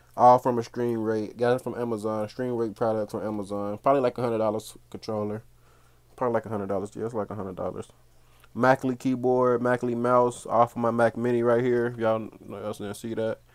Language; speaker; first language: English; native; English